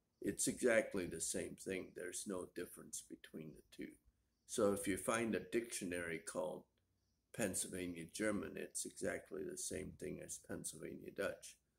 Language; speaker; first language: English; native; English